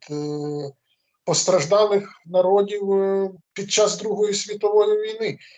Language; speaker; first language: Ukrainian; native; Ukrainian